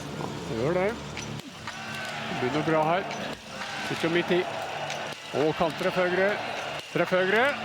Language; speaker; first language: Norwegian; native; Norwegian